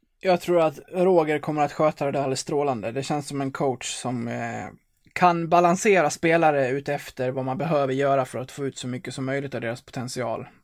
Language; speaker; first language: Swedish; native; Swedish